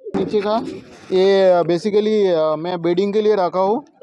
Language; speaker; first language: Hindi; non-native, local second language; Bangla